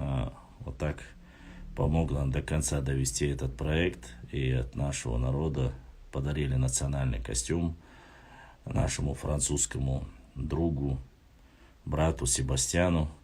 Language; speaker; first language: Russian; non-native, local second language; Chechen